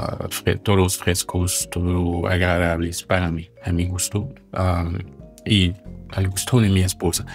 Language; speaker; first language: Spanish; non-native, fluent; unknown